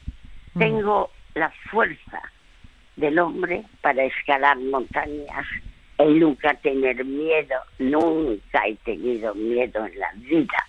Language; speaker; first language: Spanish; early bilingual, other home language; French